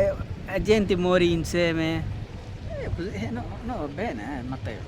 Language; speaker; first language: Italian; non-native, learner; Telugu